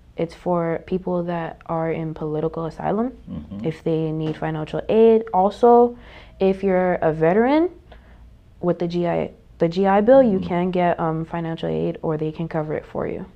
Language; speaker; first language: English; native; English